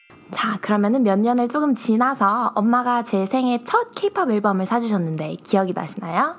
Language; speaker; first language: Korean; early bilingual, heritage; Korean